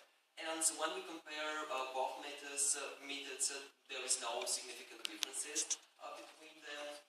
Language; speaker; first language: English; non-native, fluent; Bulgarian